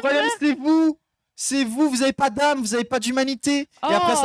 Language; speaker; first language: French; native; French